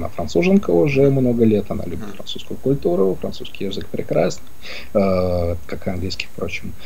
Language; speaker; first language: Russian; native; Russian